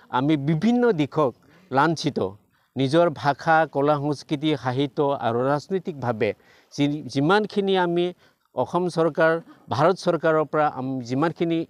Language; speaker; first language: Assamese; non-native, local second language; Bodo